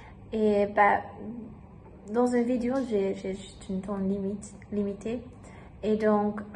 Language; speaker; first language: French; non-native, learner; German